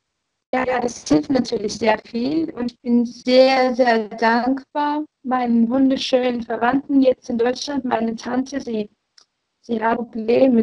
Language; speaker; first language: German; non-native, fluent; Ukrainian